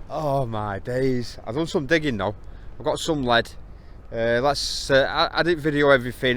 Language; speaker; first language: English; native; English